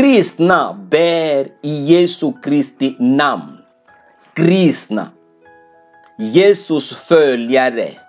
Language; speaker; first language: Swedish; non-native, fluent; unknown